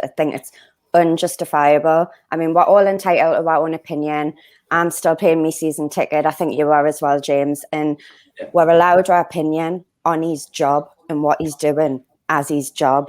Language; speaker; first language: English; native; English